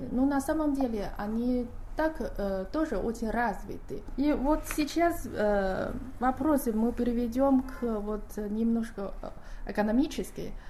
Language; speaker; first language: Russian; non-native, fluent; Chinese